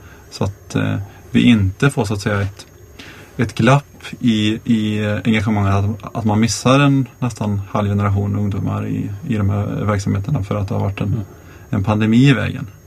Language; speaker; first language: Swedish; native; Swedish